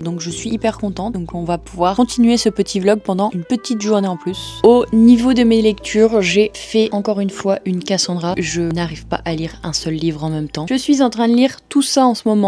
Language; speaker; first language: French; native; French